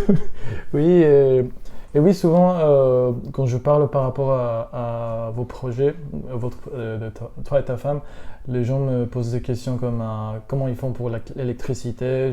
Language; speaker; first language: French; non-native, learner; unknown